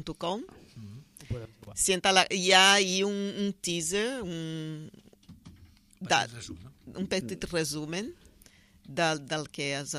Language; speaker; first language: Catalan; non-native, fluent; Portuguese